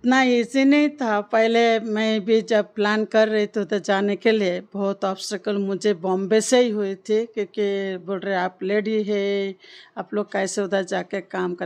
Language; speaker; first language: Hindi; non-native, local second language; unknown